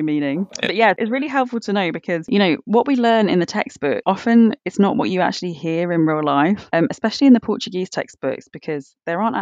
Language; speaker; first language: English; native; English